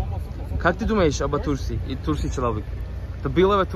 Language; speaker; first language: Russian; non-native, learner; Turkish